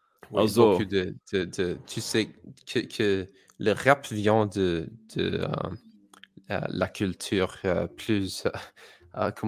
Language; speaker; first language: French; non-native, learner; English